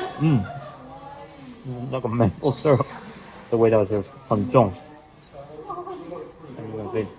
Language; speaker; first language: Chinese; non-native, learner; English